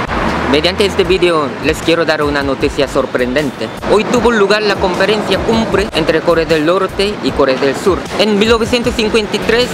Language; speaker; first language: Spanish; non-native, fluent; Korean